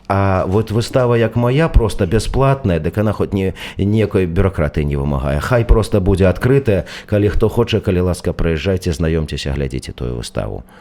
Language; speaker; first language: Belarusian; non-native, local second language; Russian